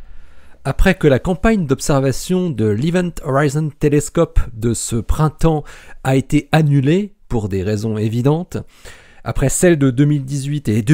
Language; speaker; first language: French; native; French